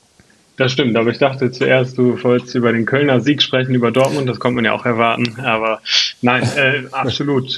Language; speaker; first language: German; native; German